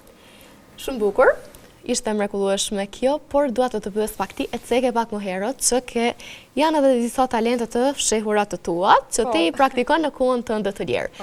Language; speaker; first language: Albanian; native; Albanian